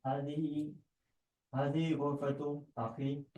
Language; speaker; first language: Arabic; non-native, learner; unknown